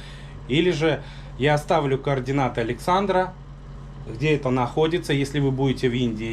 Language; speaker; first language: Russian; native; Russian